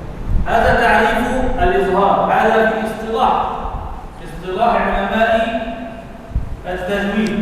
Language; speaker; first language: Arabic; native; Arabic